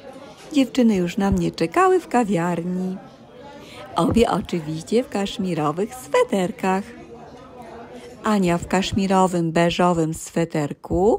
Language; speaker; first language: Polish; native; Polish